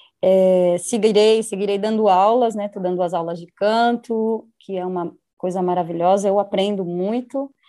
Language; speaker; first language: Portuguese; native; Portuguese